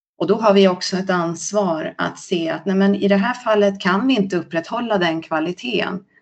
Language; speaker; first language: Swedish; native; Swedish